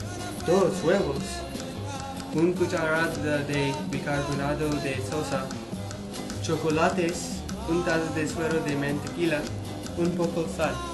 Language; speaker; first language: Spanish; non-native, learner; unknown